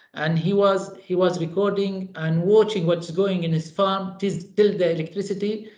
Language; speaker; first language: English; non-native, fluent; Arabic